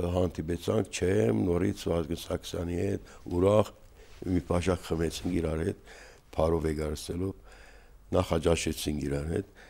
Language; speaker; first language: Armenian; native; Armenian